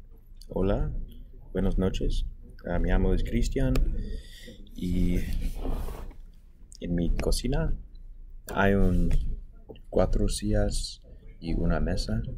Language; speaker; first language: Spanish; non-native, learner; English